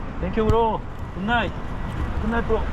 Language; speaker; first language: English; non-native, learner; Korean